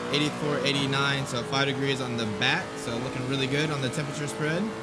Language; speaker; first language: English; native; English